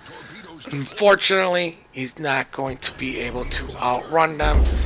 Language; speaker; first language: English; native; English